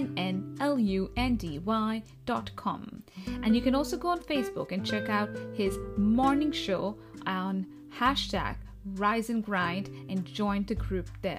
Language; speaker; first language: English; non-native, local second language; Urdu